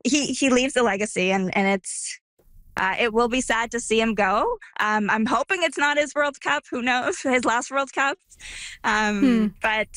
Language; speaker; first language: English; early bilingual, other home language; Croatian